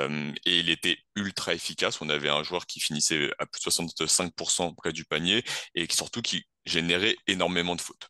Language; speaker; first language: French; native; French